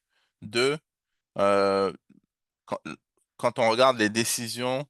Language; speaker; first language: French; native; French